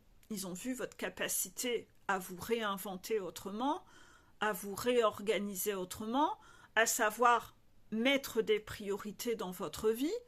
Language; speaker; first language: French; native; French